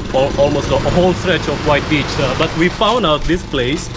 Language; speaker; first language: English; non-native, local second language; Cebuano